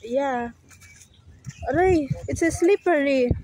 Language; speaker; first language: English; non-native, learner; Filipino